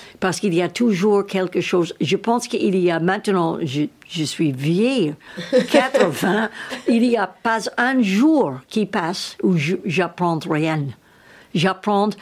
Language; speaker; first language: French; non-native, learner; English